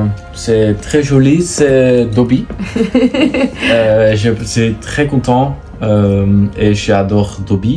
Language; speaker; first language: French; non-native, learner; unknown